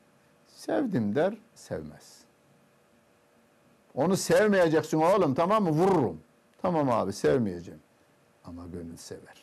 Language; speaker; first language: Turkish; native; Turkish